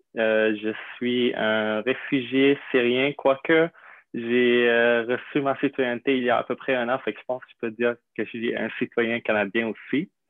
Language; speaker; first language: French; non-native, fluent; Arabic